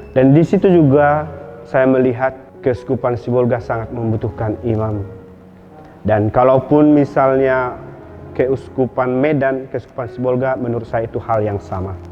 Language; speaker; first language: Indonesian; non-native, local second language; Batak Toba